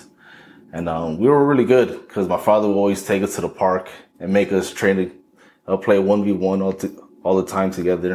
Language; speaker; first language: English; native; English